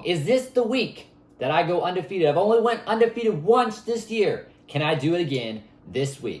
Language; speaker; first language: English; native; English